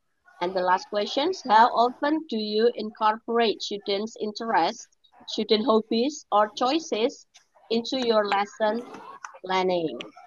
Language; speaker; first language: English; non-native, fluent; Indonesian